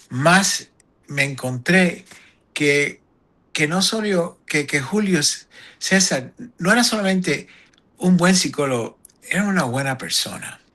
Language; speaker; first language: Spanish; non-native, fluent; English